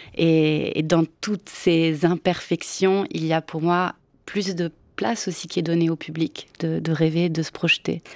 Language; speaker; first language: French; non-native, fluent; Italian